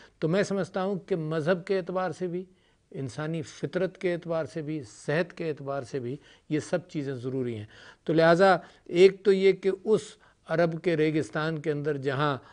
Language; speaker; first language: Urdu; native; Urdu